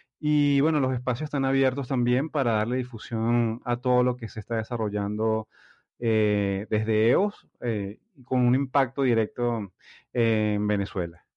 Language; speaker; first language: Spanish; native; Spanish